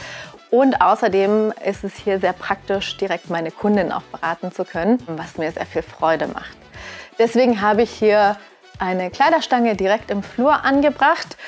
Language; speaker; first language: German; native; German